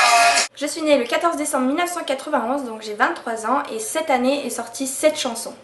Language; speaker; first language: French; native; French